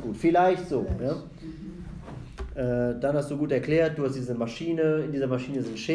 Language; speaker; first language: German; non-native, fluent; Arabic